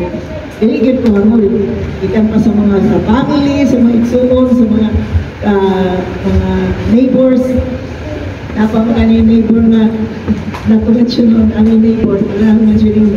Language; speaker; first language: Filipino; non-native, local second language; Cebuano